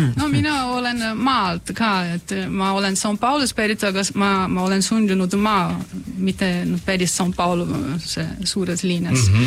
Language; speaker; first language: Estonian; non-native, fluent; Portuguese